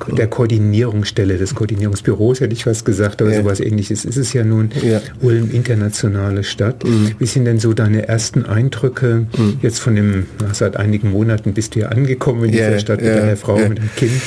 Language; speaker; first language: German; non-native, fluent; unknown